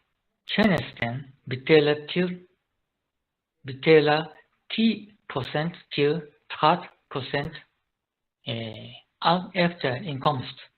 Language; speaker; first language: Danish; non-native, learner; Japanese